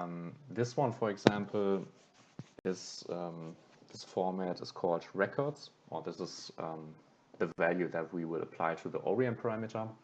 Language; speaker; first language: English; non-native, fluent; German